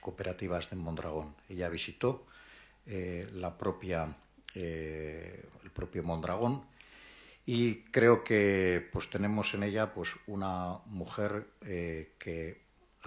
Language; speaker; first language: Spanish; native; Spanish